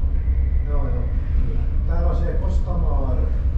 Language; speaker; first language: Finnish; native; Finnish